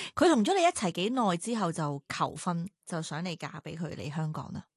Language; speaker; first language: Cantonese; native; Cantonese